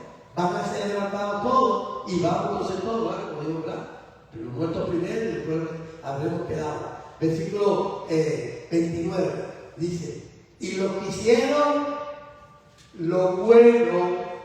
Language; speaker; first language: Spanish; native; Spanish